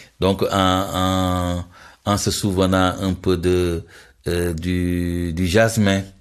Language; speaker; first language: French; non-native, local second language; Wolof